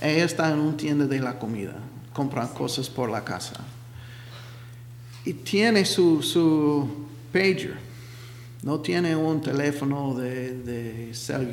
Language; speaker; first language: Spanish; non-native, learner; English